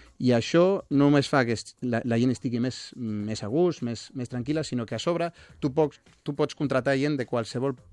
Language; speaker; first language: Catalan; non-native, local second language; Spanish